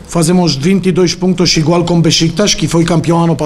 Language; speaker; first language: Portuguese; non-native, learner; Romanian